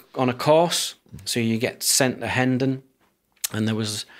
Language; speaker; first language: English; native; English